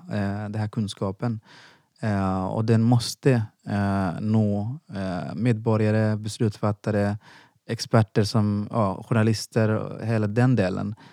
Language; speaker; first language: Swedish; non-native, fluent; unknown